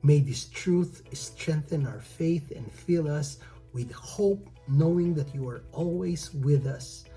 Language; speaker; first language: English; non-native, local second language; Filipino